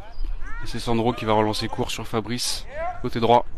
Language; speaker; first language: French; native; French